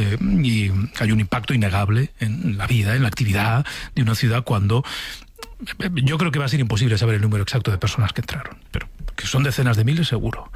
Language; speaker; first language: Spanish; native; Spanish